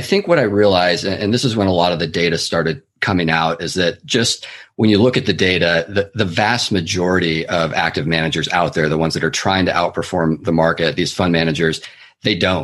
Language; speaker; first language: English; native; English